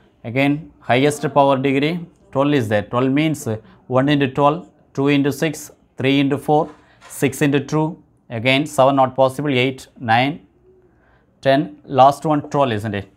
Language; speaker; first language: English; non-native, local second language; Tamil